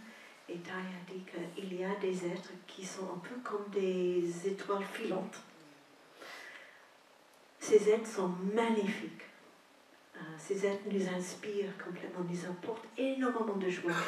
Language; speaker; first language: French; non-native, fluent; English